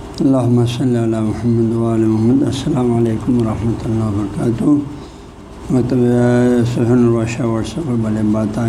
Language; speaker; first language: Urdu; non-native, local second language; Balti